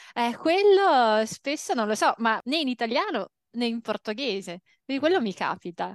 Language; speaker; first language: Italian; early bilingual, other home language; Portuguese